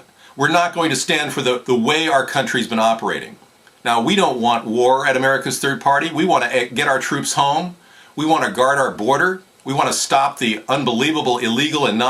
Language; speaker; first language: English; native; English